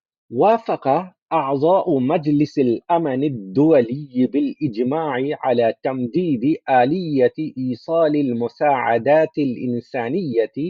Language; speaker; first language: Arabic; non-native, fluent; Urdu